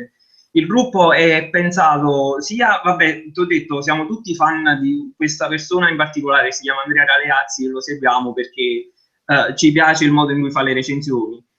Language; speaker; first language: Italian; native; Italian